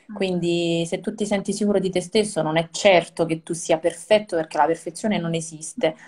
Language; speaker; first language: Italian; native; Italian